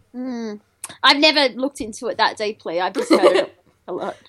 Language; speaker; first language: English; native; English